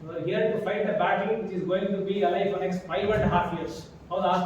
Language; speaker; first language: English; non-native, local second language; Kannada